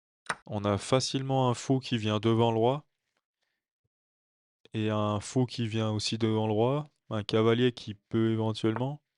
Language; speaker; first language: French; native; French